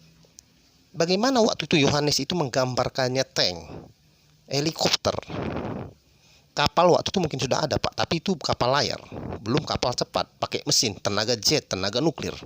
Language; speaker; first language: Indonesian; native; Indonesian